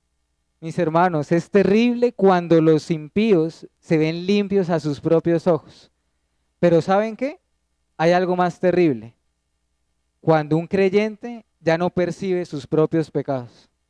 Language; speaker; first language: Spanish; native; Spanish